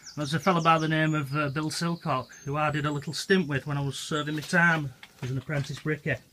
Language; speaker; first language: English; native; English